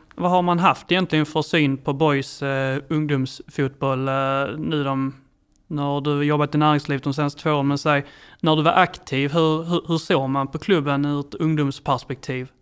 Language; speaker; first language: Swedish; native; Swedish